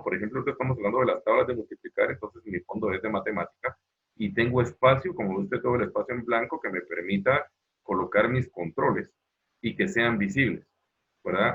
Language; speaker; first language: Spanish; native; Spanish